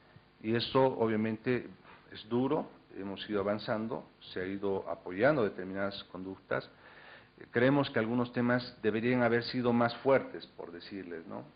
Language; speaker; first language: Spanish; native; Spanish